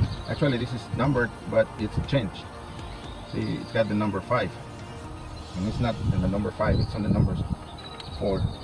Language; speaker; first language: English; non-native, fluent; Spanish